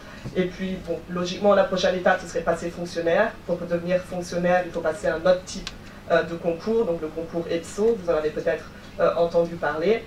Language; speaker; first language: French; native; French